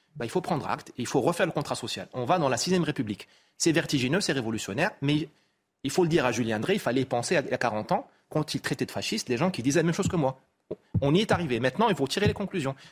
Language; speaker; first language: French; non-native, local second language; Arabic